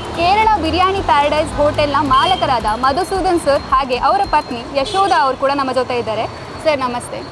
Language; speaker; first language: Kannada; native; Kannada